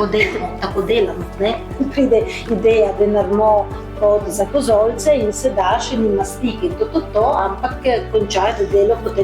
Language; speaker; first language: Slovenian; early bilingual, heritage; Slovenian